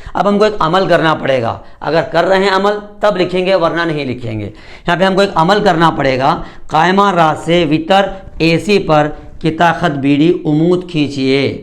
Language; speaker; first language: Urdu; native; Urdu